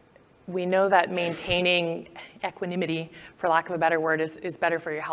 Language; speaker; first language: English; native; English